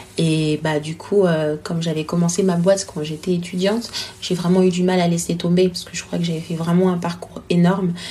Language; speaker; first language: French; non-native, local second language; Lingala